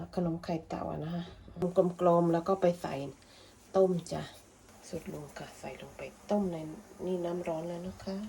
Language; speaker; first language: Thai; native; Thai